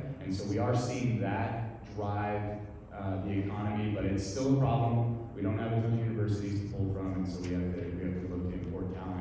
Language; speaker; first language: English; native; English